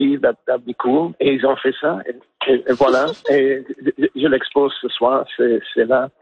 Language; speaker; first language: French; non-native, learner; English